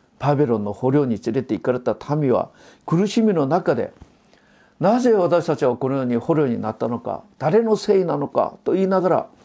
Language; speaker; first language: Japanese; non-native, fluent; Korean